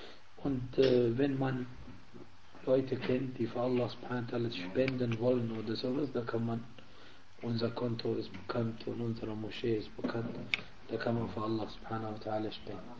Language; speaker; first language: German; non-native, fluent; Arabic